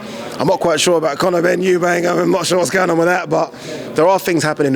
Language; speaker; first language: English; native; English